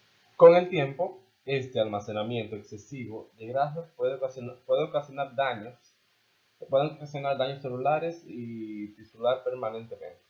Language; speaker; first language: Spanish; native; Spanish